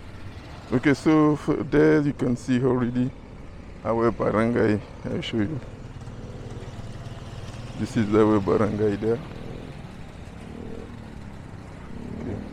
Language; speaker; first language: English; non-native, learner; French